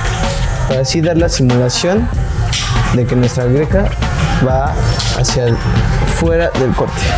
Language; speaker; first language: Spanish; native; Spanish